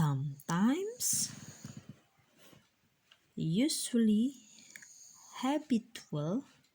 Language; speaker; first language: English; non-native, fluent; Indonesian